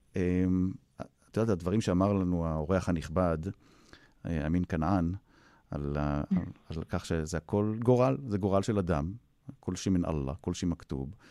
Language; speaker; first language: Hebrew; native; Hebrew